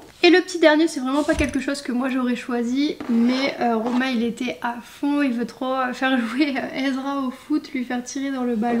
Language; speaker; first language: French; native; French